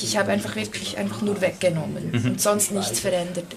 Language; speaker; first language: German; non-native, fluent; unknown